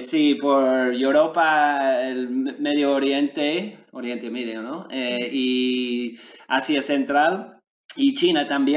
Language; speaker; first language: Spanish; non-native, learner; English